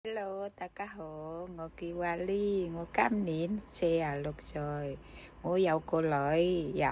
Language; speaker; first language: Cantonese; non-native, learner; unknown